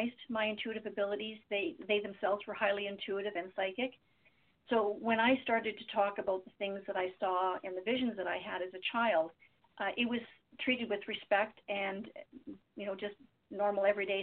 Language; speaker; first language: English; native; English